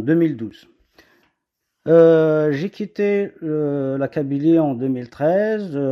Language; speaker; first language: French; non-native, local second language; Kabyle